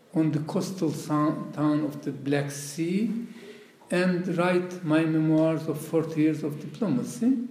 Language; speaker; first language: English; non-native, fluent; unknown